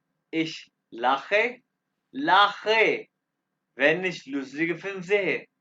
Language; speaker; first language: German; non-native, fluent; Urdu